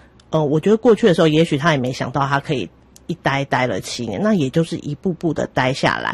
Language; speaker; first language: Chinese; native; Chinese